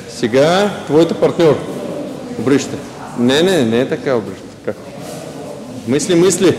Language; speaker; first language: Bulgarian; non-native, learner; Russian